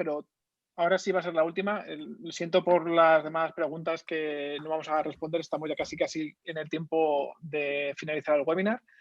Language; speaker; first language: Spanish; native; Spanish